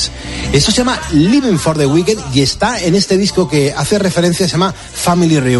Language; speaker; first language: Spanish; native; Spanish